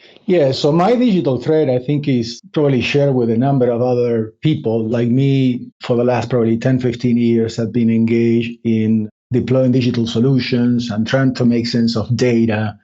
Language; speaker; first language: English; non-native, fluent; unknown